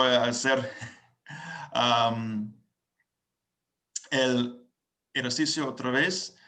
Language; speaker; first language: Spanish; non-native, learner; English